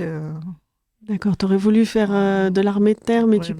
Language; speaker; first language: French; native; French